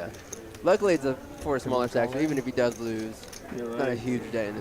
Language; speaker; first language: English; native; English